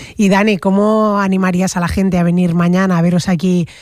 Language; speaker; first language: Spanish; non-native, local second language; Catalan